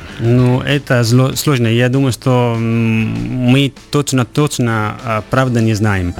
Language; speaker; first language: Russian; non-native, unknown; Italian